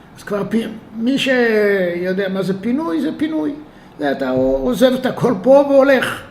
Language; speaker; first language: Hebrew; native; Hebrew